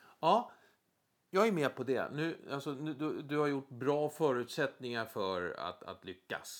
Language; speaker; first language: Swedish; native; Swedish